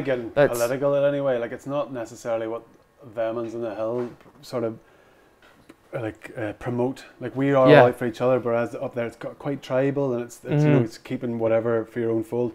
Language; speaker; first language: English; native; English